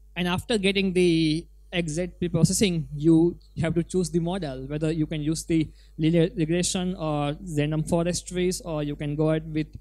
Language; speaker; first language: English; non-native, local second language; Gujarati